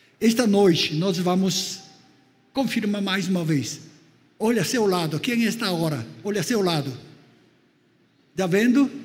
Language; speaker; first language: Portuguese; non-native, fluent; Korean